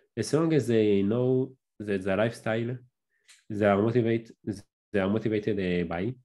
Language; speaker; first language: English; non-native, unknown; Hebrew